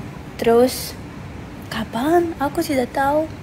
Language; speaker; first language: Indonesian; non-native, fluent; Russian